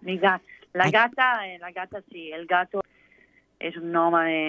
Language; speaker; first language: Spanish; native; Spanish